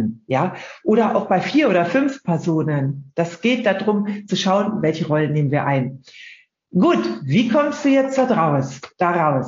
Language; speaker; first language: German; native; German